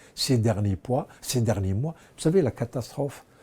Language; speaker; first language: French; non-native, local second language; Arabic